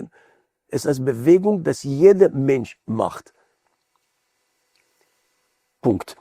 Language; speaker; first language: German; non-native, fluent; Hebrew